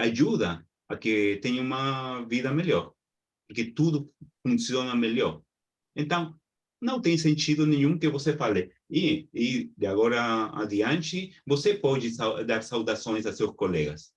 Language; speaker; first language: Portuguese; non-native, fluent; Spanish